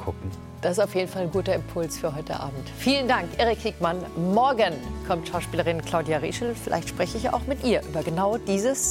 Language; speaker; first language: German; native; German